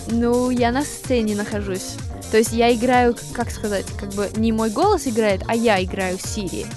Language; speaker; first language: Russian; non-native, fluent; English